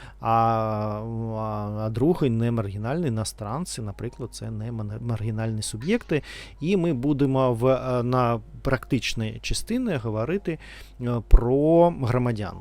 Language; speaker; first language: Ukrainian; non-native, learner; Russian